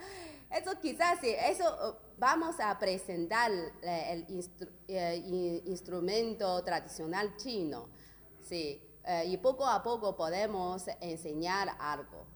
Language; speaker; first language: Spanish; non-native, learner; Chinese